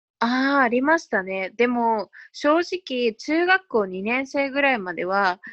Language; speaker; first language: Japanese; early bilingual, other home language; Spanish